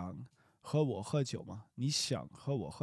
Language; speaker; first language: Chinese; non-native, fluent; English